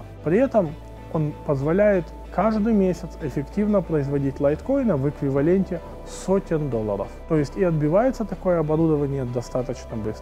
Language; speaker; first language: Russian; native; Russian